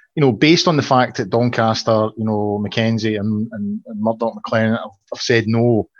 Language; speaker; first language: English; native; English